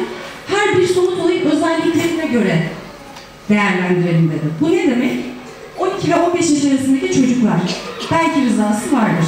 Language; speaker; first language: Turkish; native; Turkish